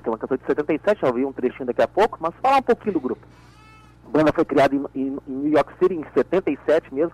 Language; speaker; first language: Portuguese; native; Portuguese